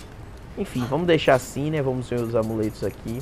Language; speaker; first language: Portuguese; native; Portuguese